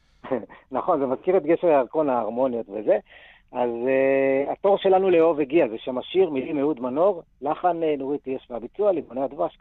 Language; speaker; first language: Hebrew; native; Hebrew